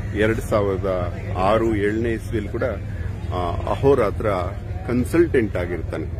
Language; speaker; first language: Kannada; native; Kannada